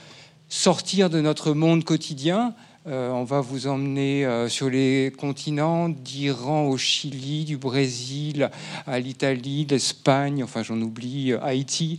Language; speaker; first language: French; native; French